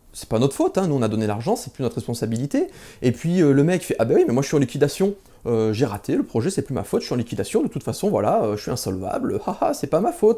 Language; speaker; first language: French; native; French